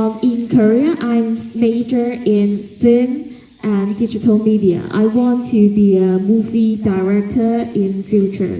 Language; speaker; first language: English; non-native, fluent; Cantonese